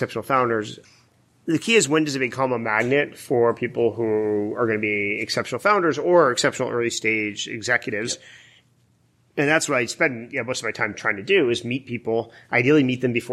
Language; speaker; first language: English; native; English